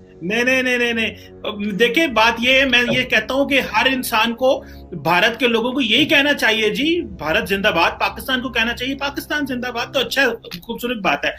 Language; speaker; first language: Urdu; non-native, local second language; Punjabi